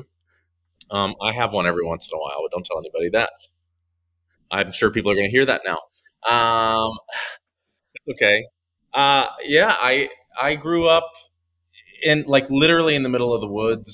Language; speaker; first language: English; native; English